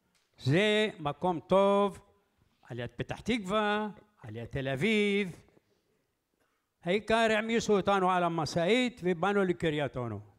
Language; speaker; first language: Hebrew; early bilingual, other home language; Arabic